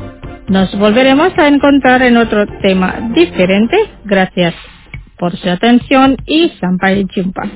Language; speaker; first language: Spanish; non-native, fluent; Indonesian